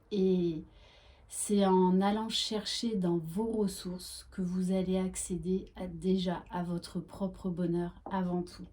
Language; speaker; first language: French; native; French